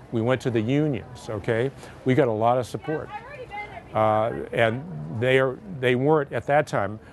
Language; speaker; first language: English; native; English